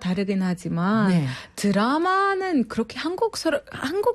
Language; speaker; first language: Korean; non-native, fluent; Arabic